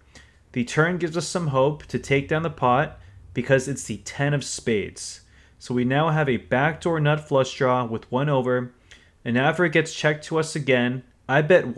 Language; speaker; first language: English; native; English